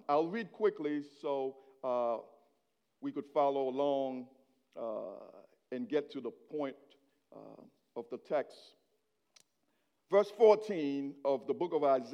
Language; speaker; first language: English; non-native, fluent; Haitian Creole